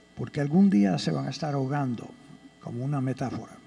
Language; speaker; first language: Spanish; early bilingual, heritage; Spanish